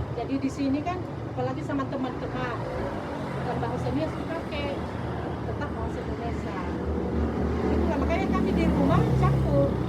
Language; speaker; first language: Indonesian; non-native, local second language; Nias